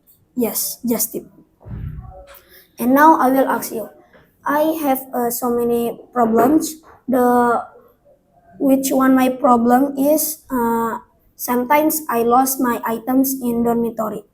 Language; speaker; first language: English; non-native, learner; Indonesian